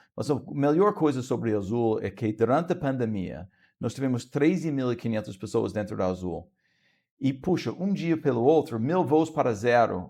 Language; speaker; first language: Portuguese; non-native, fluent; English